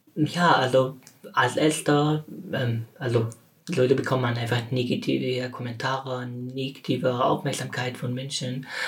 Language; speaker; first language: German; non-native, learner; Persian